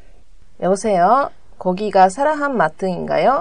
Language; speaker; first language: Korean; non-native, learner; Japanese